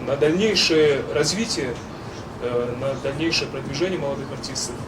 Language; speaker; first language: Russian; non-native, local second language; Kazakh